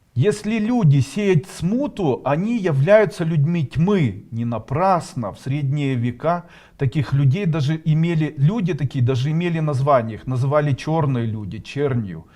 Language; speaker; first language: Russian; native; Russian